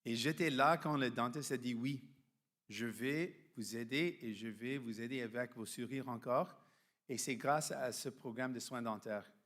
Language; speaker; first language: French; non-native, fluent; English